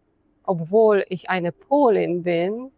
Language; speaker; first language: German; non-native, fluent; Polish